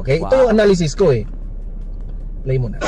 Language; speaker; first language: Filipino; native; Filipino